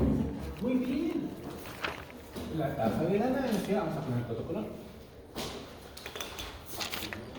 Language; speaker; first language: Spanish; native; Spanish